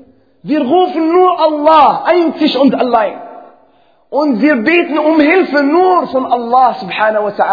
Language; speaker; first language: German; non-native, fluent; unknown